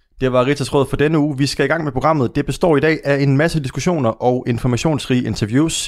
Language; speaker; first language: Danish; native; Danish